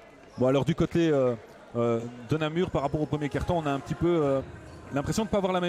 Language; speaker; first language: French; native; French